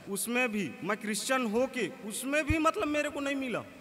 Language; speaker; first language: Hindi; native; Hindi